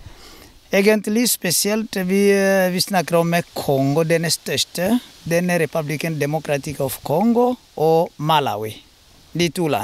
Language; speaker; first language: Norwegian; non-native, learner; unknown